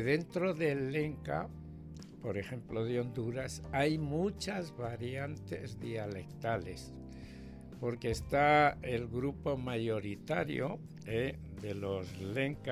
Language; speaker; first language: Spanish; native; Spanish